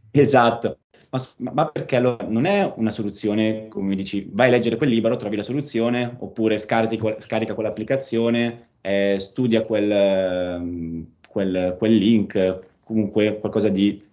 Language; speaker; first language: Italian; native; Italian